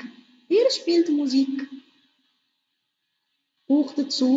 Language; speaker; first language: German; non-native, fluent; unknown